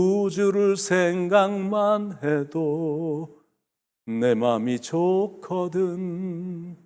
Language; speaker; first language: Korean; native; Korean